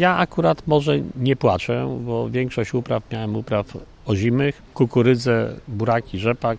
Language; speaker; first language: Polish; native; Polish